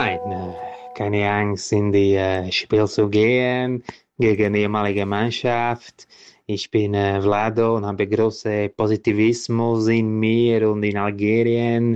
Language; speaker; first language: German; non-native, learner; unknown